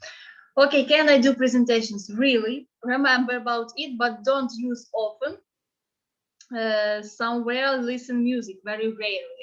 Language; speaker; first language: English; non-native, fluent; Ukrainian